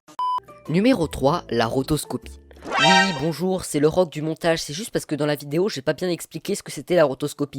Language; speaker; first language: French; native; French